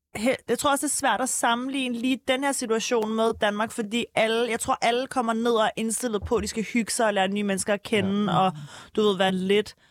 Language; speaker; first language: Danish; early bilingual, other home language; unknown